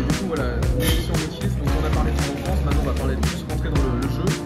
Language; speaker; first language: French; native; French